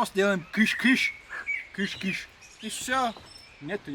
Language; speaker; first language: Russian; non-native, local second language; Lezghian